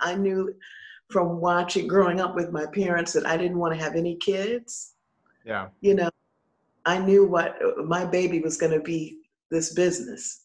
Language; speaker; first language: English; native; English